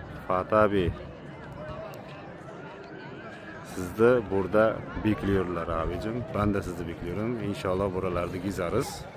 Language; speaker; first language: Turkish; non-native, learner; Uzbek